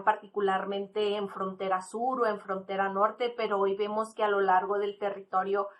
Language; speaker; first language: Spanish; native; Spanish